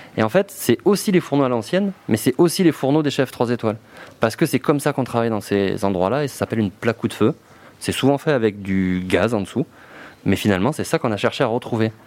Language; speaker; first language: French; native; French